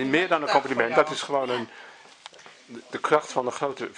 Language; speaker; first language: Dutch; native; Dutch